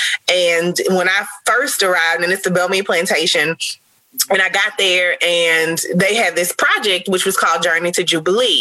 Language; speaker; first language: English; native; English